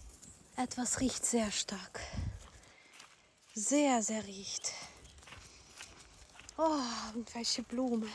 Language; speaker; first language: German; non-native, fluent; Ukrainian